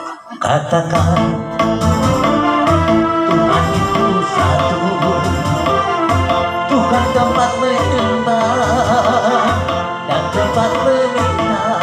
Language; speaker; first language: Indonesian; non-native, local second language; Sundanese